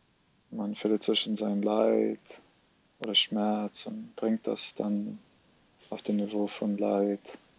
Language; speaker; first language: German; non-native, fluent; Arabic